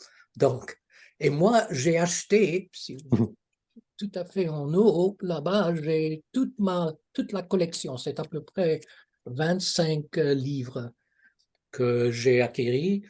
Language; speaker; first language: French; non-native, fluent; Russian